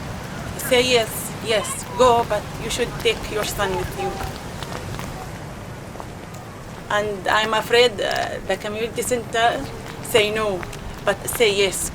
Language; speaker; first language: English; non-native, learner; Arabic